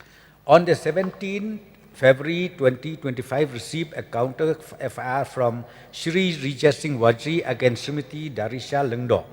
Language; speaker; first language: English; non-native, local second language; Khasi